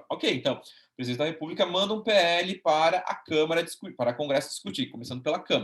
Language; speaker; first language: Portuguese; native; Portuguese